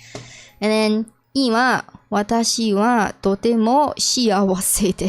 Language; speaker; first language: Japanese; non-native, learner; English